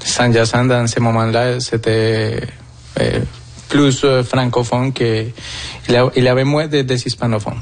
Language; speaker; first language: French; non-native, fluent; Spanish